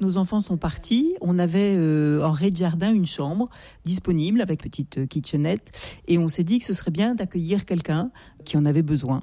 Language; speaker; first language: French; native; French